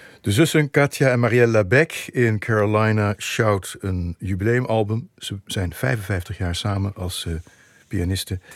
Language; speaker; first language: Dutch; native; Dutch